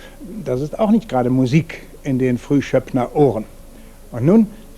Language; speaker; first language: German; native; German